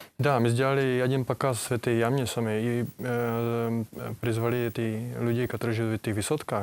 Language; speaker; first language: Russian; non-native, learner; Czech